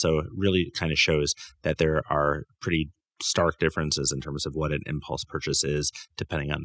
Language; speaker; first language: English; native; English